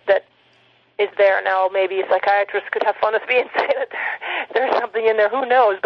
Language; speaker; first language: English; native; English